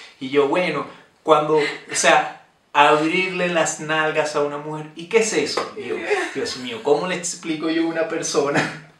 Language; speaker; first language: Spanish; native; Spanish